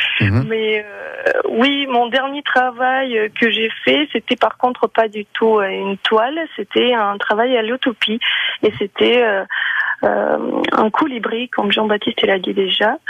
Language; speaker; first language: French; non-native, fluent; Ukrainian